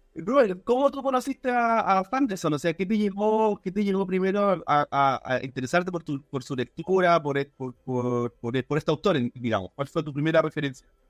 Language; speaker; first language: Spanish; native; Spanish